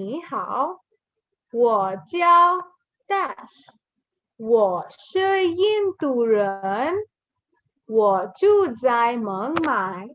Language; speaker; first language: Chinese; non-native, fluent; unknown